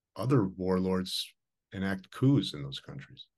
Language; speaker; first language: English; early bilingual, other home language; Ukrainian